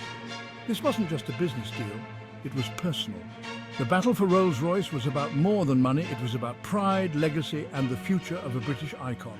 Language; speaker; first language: English; native; English